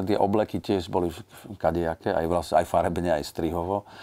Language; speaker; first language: Slovak; native; Slovak